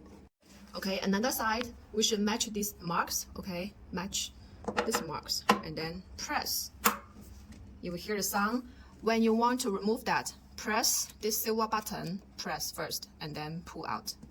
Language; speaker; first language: English; non-native, learner; Chinese